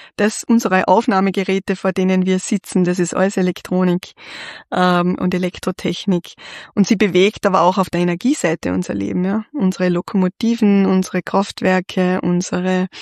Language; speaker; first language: German; native; German